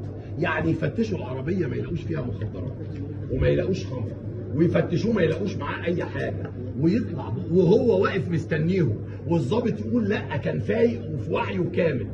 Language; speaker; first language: Arabic; native; Arabic